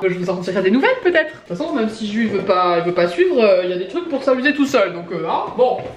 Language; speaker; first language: French; native; French